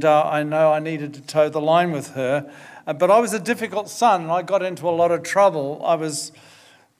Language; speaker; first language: English; native; English